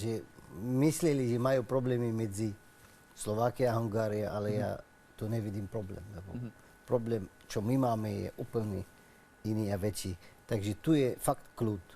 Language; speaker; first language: Slovak; non-native, learner; Arabic